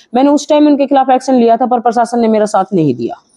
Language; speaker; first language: Hindi; native; Hindi